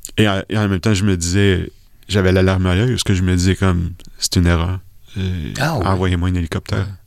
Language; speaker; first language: French; native; French